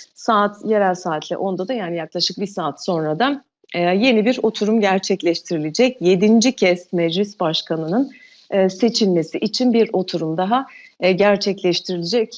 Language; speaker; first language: Turkish; non-native, local second language; Albanian